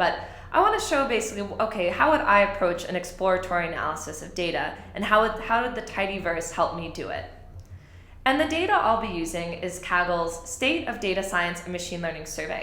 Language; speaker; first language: English; native; English